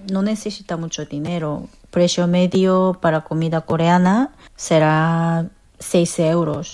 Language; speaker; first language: Spanish; non-native, fluent; Korean